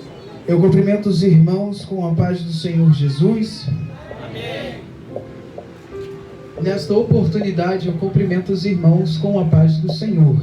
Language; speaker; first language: Portuguese; native; Portuguese